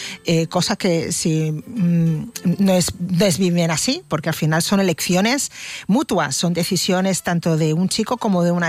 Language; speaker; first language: Spanish; native; Spanish